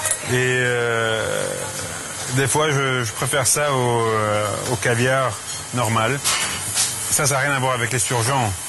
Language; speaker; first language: French; non-native, fluent; Swedish